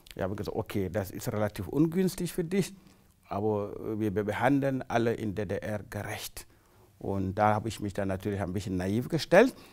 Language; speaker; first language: German; non-native, fluent; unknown